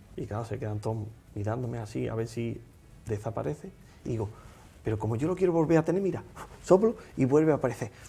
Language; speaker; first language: Spanish; native; Spanish